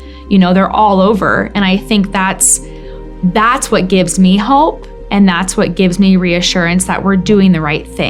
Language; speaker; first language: English; native; English